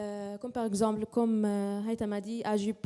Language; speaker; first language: French; non-native, fluent; Arabic